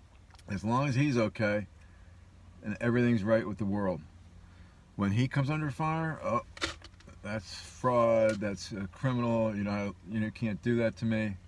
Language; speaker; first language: English; native; English